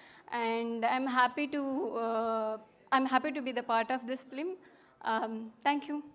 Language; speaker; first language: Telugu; non-native, learner; Tamil